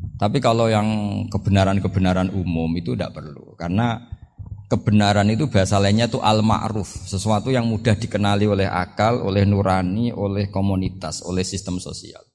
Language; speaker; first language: Indonesian; non-native, local second language; Javanese